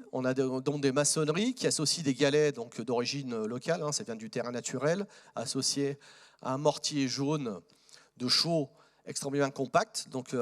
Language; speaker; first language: French; native; French